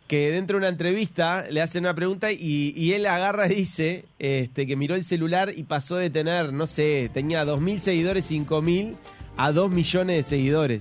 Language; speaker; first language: Spanish; native; Spanish